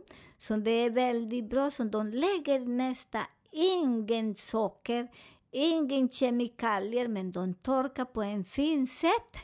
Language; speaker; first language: Swedish; non-native, learner; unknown